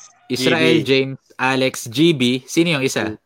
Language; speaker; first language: Filipino; native; Filipino